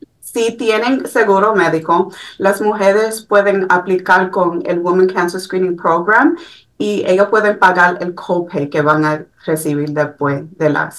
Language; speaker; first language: Spanish; early bilingual, heritage; Spanish